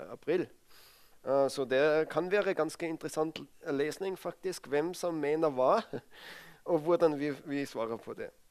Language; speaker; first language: Norwegian; non-native, fluent; German